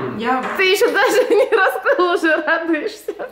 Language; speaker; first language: Russian; native; Russian